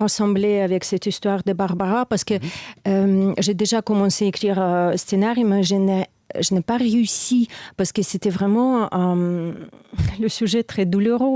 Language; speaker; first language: French; non-native, fluent; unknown